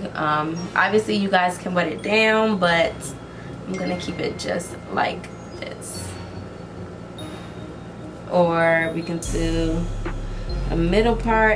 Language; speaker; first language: English; native; English